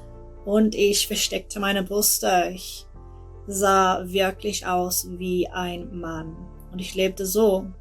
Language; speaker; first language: German; non-native, learner; English